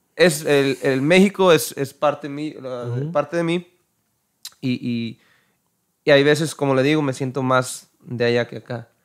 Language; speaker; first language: Spanish; early bilingual, heritage; Spanish